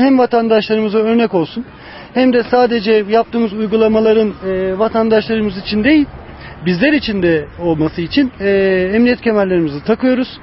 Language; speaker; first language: Turkish; native; Turkish